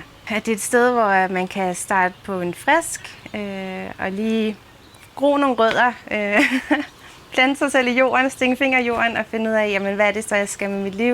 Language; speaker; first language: Danish; native; Danish